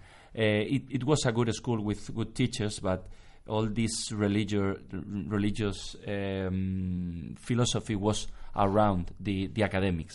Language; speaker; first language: English; non-native, fluent; Spanish